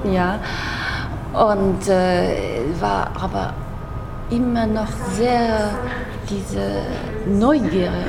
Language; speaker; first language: German; non-native, learner; Russian